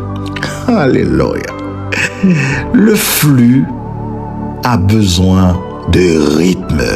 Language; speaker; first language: French; non-native, local second language; Haitian Creole